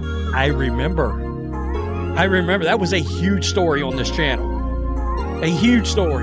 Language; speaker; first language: English; native; English